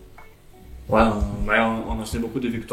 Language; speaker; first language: French; non-native, learner; Portuguese